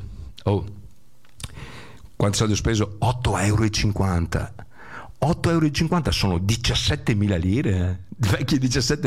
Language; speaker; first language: Italian; native; Italian